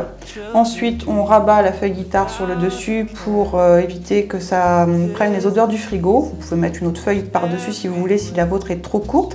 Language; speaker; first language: French; native; French